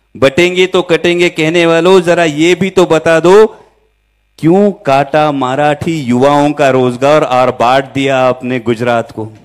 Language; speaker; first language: Hindi; non-native, local second language; Marathi